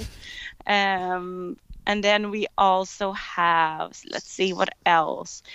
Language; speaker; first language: English; non-native, fluent; Swedish